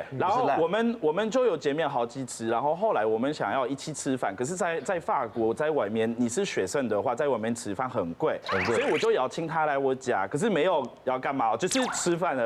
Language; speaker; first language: Chinese; non-native, fluent; French